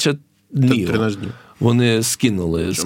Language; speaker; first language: Ukrainian; early bilingual, heritage; English